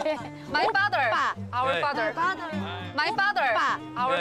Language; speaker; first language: English; non-native, fluent; Korean